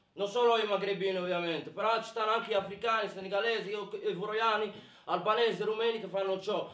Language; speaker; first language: Italian; early bilingual, other home language; Arabic